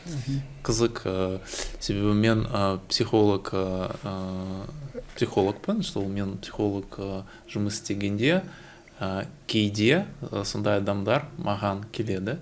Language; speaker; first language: Kazakh; non-native, learner; Russian